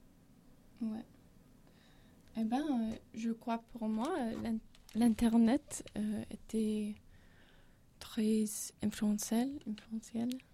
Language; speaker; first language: French; non-native, learner; English